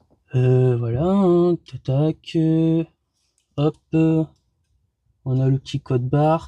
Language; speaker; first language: French; native; French